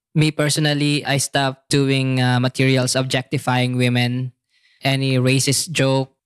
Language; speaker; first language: English; non-native, local second language; Filipino